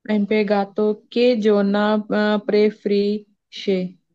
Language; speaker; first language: Italian; non-native, learner; Punjabi